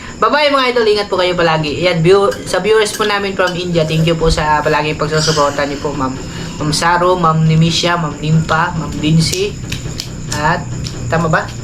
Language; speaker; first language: Filipino; non-native, local second language; Cebuano